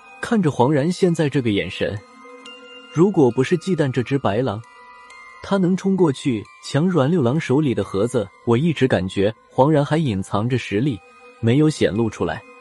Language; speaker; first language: Chinese; native; Chinese